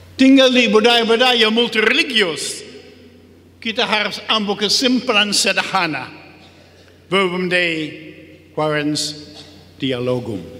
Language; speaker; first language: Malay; non-native, fluent; English